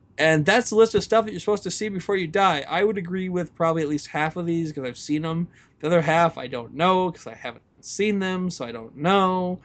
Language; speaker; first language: English; native; English